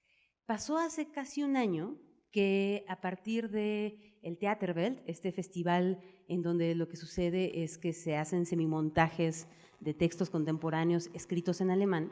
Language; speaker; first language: Spanish; native; Spanish